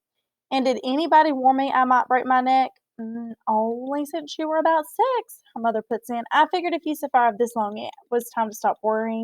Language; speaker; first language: English; native; English